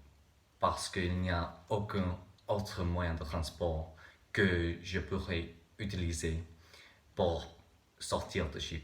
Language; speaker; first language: French; non-native, learner; English